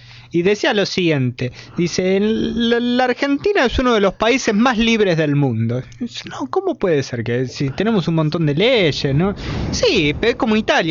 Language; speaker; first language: Spanish; native; Spanish